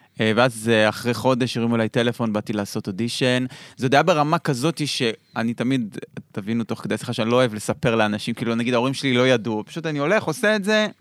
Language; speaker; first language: Hebrew; native; Hebrew